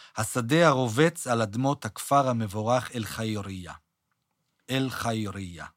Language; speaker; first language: Hebrew; native; Hebrew